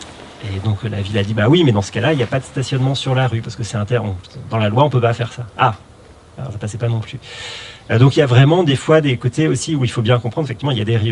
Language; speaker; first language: French; native; French